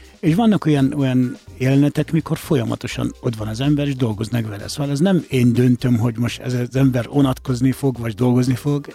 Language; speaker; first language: Hungarian; non-native, fluent; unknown